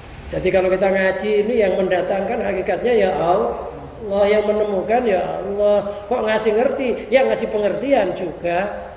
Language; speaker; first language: Indonesian; native; Indonesian